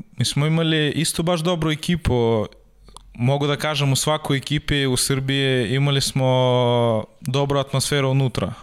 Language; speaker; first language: Serbian; non-native, learner; Russian